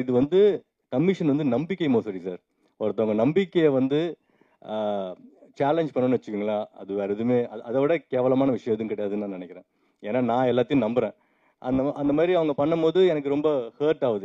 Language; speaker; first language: Tamil; native; Tamil